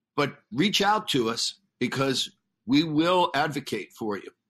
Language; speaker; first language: English; native; English